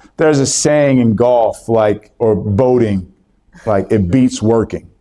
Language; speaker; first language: English; native; English